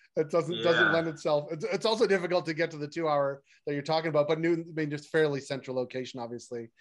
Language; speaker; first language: English; native; English